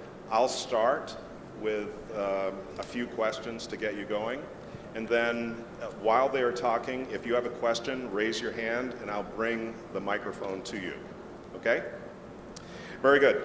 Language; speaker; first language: English; native; English